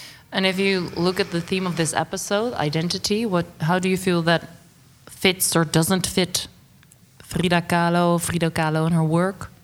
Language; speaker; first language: English; non-native, fluent; Dutch